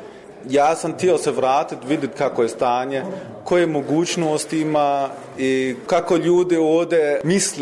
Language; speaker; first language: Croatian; early bilingual, heritage; Croatian